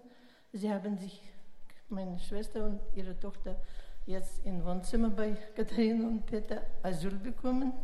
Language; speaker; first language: German; non-native, fluent; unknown